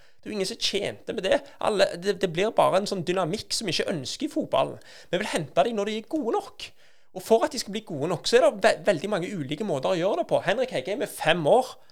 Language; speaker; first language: Norwegian; native; Norwegian